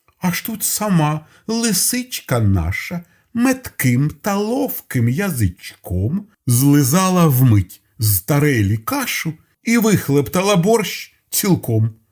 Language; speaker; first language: Ukrainian; non-native, local second language; Russian